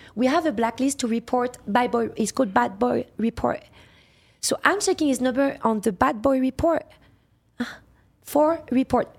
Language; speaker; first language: English; non-native, fluent; French